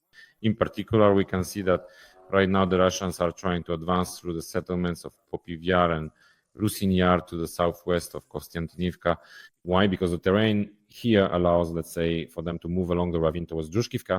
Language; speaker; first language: English; non-native, fluent; Ukrainian